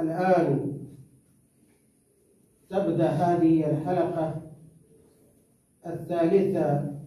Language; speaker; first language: Arabic; non-native, fluent; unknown